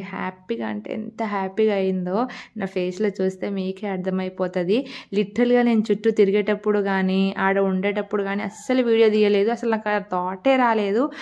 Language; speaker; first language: Telugu; non-native, local second language; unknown